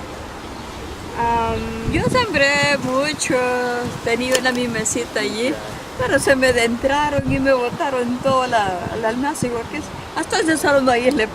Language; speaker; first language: Spanish; native; Spanish